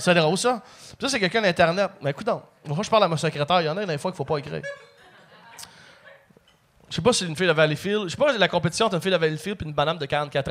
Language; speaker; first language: French; native; French